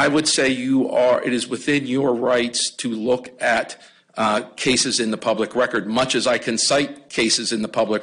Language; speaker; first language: English; native; English